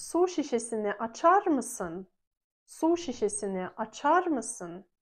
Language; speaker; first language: Turkish; non-native, fluent; Russian